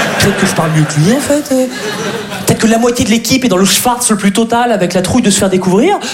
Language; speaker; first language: French; native; French